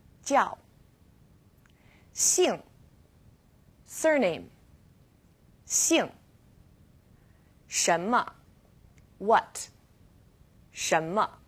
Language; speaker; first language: Chinese; non-native, fluent; English